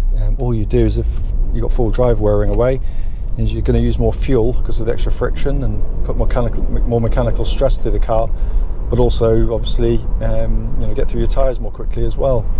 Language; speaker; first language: English; native; English